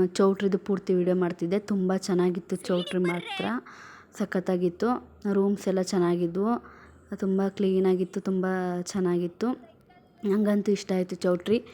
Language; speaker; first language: Kannada; non-native, local second language; Lambadi